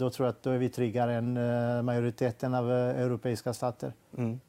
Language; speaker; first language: Swedish; non-native, fluent; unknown